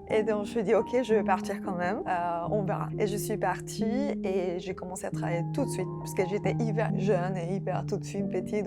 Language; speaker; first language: French; non-native, fluent; Spanish